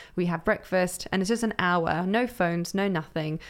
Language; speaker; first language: English; native; English